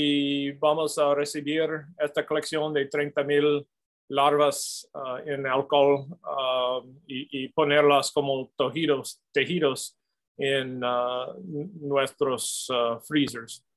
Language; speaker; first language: Spanish; non-native, fluent; English